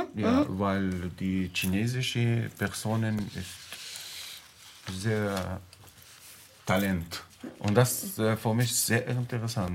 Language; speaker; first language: German; non-native, learner; Arabic